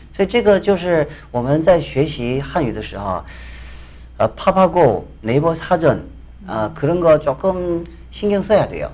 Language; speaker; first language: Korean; non-native, fluent; Chinese